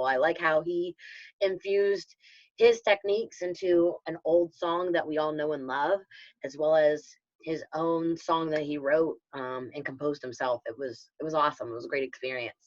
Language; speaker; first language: English; native; English